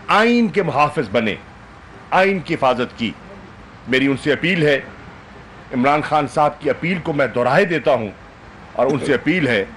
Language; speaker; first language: Urdu; non-native, local second language; Saraiki